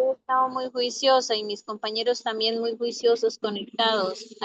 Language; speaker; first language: Spanish; native; Spanish